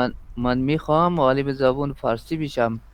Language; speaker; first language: Persian; non-native, learner; Urdu